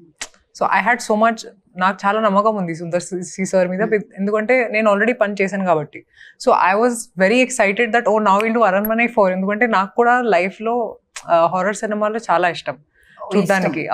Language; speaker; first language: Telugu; non-native, fluent; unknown